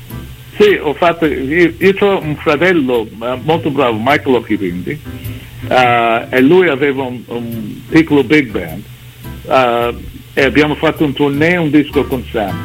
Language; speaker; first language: Italian; early bilingual, heritage; English